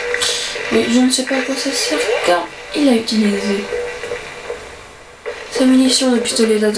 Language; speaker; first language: French; native; French